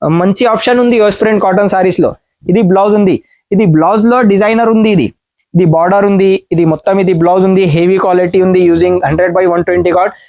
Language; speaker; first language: Telugu; non-native, learner; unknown